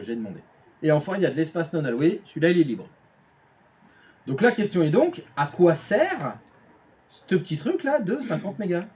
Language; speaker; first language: French; native; French